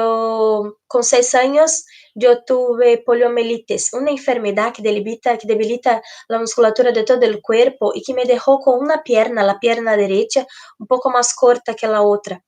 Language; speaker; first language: Spanish; non-native, fluent; Portuguese